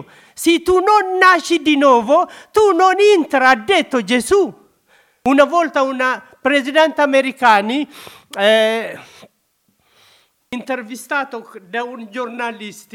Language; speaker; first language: Italian; non-native, learner; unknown